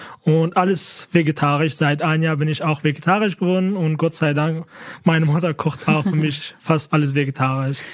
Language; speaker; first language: German; non-native, fluent; Kurdish